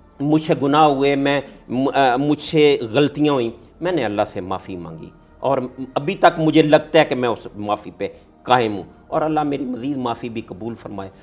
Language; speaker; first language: Urdu; non-native, local second language; Punjabi